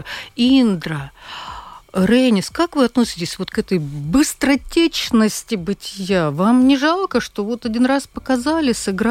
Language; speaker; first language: Russian; native; Russian